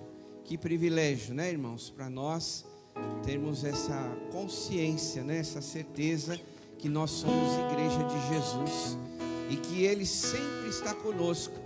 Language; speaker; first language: Portuguese; native; Portuguese